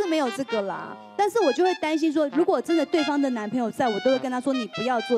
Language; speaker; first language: Chinese; native; Chinese